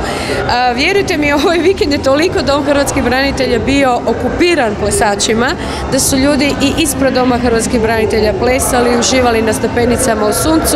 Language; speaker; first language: Croatian; native; Croatian